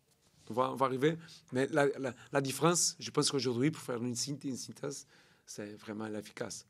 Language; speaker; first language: French; non-native, learner; Portuguese